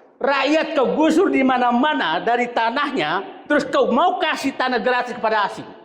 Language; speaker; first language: Indonesian; non-native, local second language; Buginese